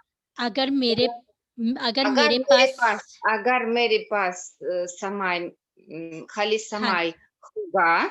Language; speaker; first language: Hindi; non-native, learner; Russian